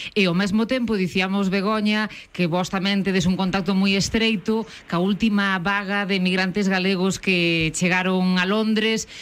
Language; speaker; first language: Galician; native; Galician